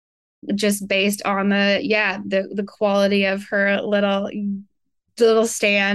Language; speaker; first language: English; native; English